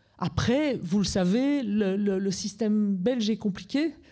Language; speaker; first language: French; native; French